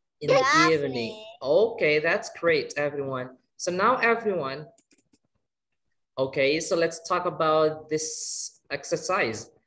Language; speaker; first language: English; non-native, fluent; Indonesian